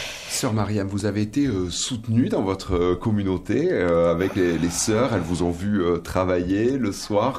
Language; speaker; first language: French; native; French